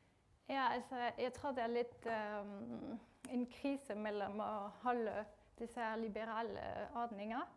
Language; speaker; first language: Norwegian; non-native, fluent; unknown